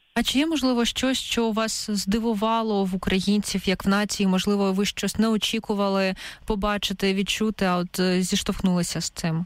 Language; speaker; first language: Ukrainian; native; Ukrainian